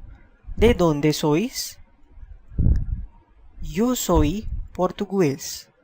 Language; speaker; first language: Spanish; non-native, fluent; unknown